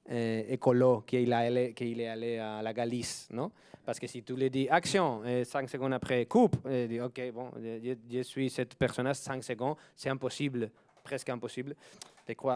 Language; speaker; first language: French; non-native, fluent; Spanish